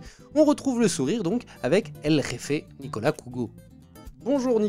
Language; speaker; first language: French; native; French